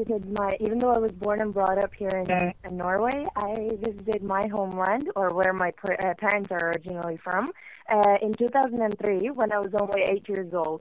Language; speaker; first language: English; non-native, fluent; Norwegian